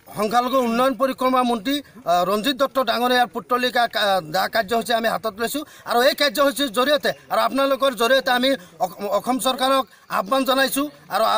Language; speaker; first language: Assamese; non-native, local second language; Bangla